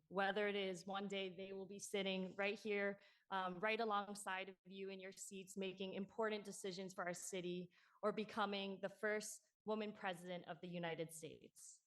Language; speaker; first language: English; non-native, local second language; Cantonese